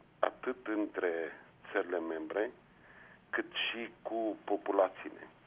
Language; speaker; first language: Romanian; native; Romanian